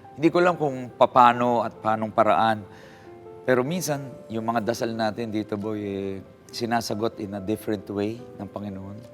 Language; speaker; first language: Filipino; native; Filipino